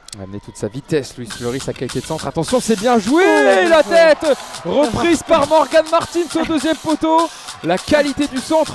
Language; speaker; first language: French; native; French